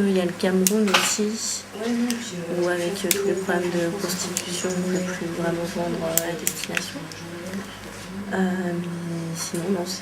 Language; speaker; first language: French; native; French